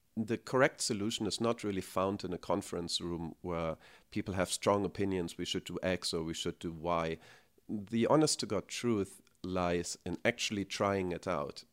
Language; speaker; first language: English; non-native, fluent; German